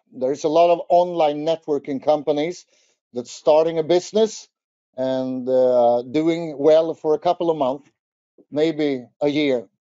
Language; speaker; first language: English; non-native, fluent; Swedish